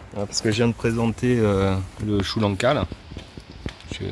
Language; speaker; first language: French; native; French